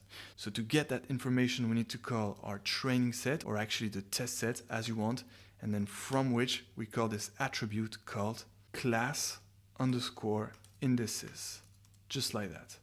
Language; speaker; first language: English; non-native, fluent; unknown